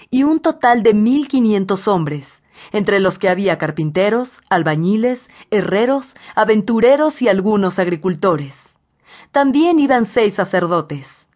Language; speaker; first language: Spanish; native; Spanish